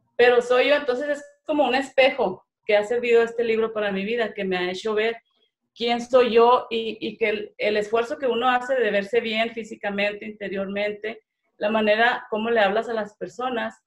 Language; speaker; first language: Spanish; native; Spanish